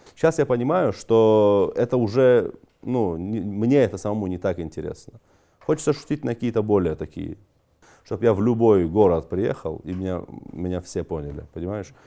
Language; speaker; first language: Russian; native; Russian